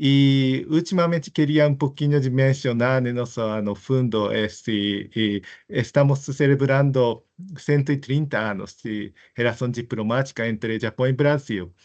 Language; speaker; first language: Portuguese; non-native, fluent; Japanese